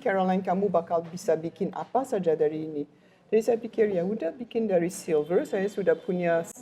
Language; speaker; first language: Indonesian; non-native, learner; French